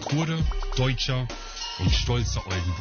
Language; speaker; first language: German; early bilingual, other home language; Kurdish